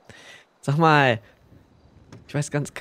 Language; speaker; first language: German; native; German